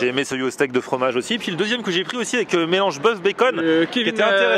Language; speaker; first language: French; native; French